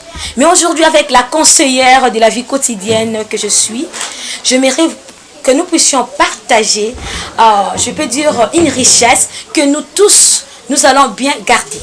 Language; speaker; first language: French; non-native, local second language; Lingala